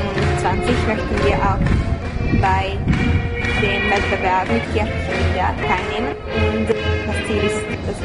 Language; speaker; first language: German; non-native, learner; Hungarian